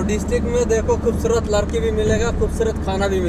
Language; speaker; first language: Hindi; non-native, fluent; Bangla